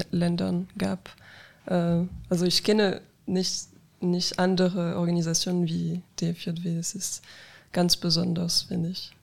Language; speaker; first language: German; non-native, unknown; French